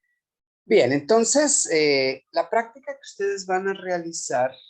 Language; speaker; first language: Spanish; native; Spanish